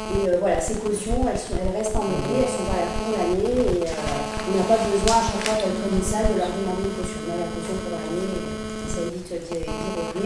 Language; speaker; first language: French; native; French